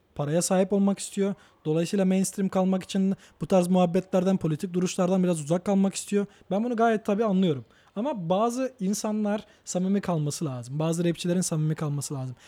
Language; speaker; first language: Turkish; native; Turkish